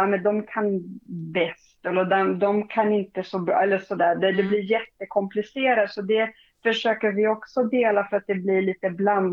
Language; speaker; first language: Swedish; non-native, fluent; Portuguese